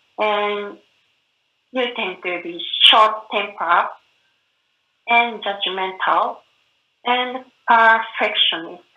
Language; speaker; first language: English; non-native, learner; Japanese